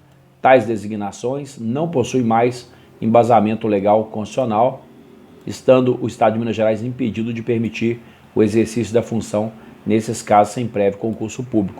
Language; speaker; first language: Portuguese; native; Portuguese